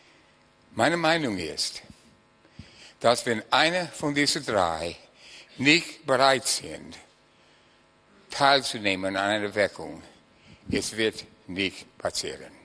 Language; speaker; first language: German; non-native, fluent; English